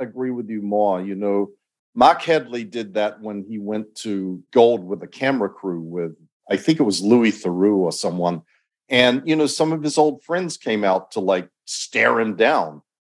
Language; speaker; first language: English; native; English